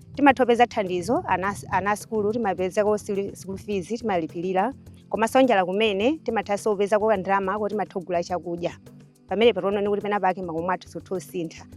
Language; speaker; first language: Nyanja; native; Nyanja